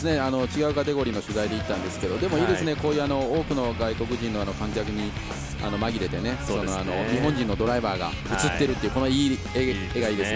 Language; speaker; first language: Japanese; native; Japanese